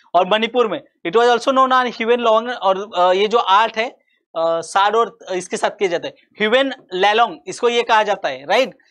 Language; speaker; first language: Hindi; non-native, local second language; Marathi